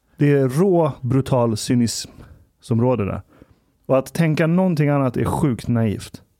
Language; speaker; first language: Swedish; early bilingual, other home language; Persian